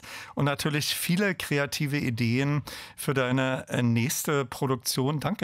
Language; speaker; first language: German; native; German